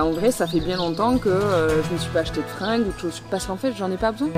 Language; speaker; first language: French; native; French